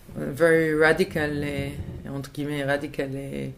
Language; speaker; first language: English; non-native, fluent; Hebrew